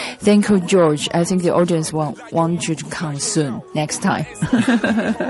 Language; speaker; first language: English; non-native, learner; Chinese